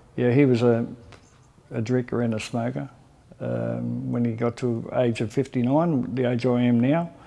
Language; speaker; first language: English; native; English